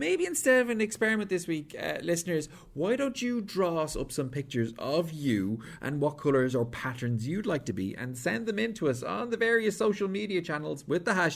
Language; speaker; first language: English; native; English